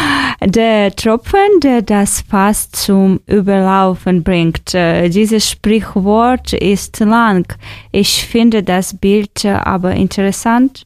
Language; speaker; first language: German; non-native, fluent; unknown